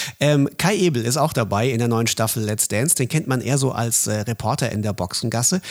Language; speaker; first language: German; native; German